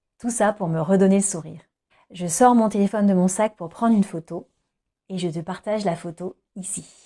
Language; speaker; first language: French; native; French